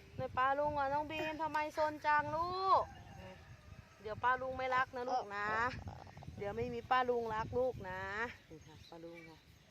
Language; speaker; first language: Thai; native; Thai